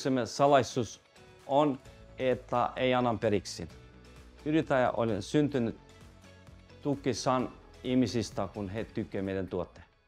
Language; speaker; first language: Finnish; non-native, learner; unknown